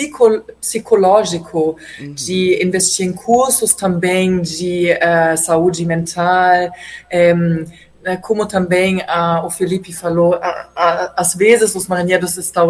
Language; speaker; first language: Portuguese; non-native, fluent; German